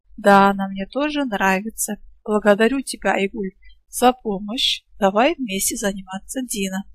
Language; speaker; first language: Russian; non-native, local second language; Kazakh